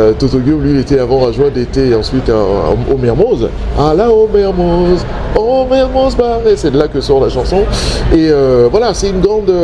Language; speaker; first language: French; non-native, local second language; Duala